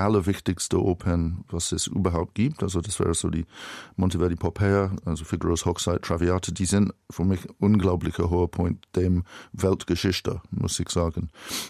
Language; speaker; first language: German; non-native, fluent; English